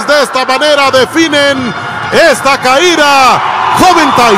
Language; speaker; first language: Spanish; native; Spanish